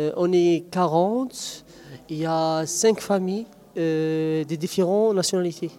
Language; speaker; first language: French; non-native, local second language; Arabic